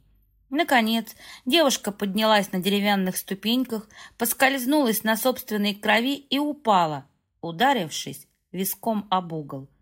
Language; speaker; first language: Russian; native; Russian